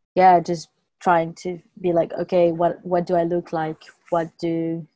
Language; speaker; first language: English; non-native, fluent; French